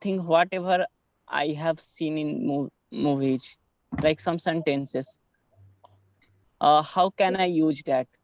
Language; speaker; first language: English; non-native, learner; Hindi